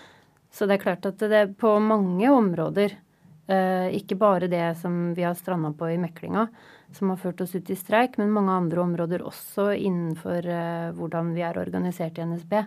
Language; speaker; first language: Norwegian; native; Norwegian